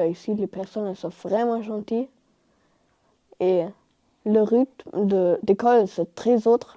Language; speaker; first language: French; non-native, learner; German